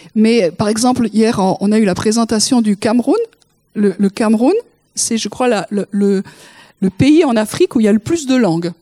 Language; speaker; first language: French; native; French